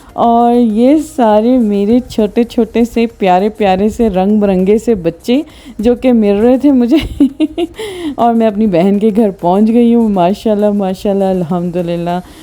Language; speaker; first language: Urdu; non-native, local second language; Punjabi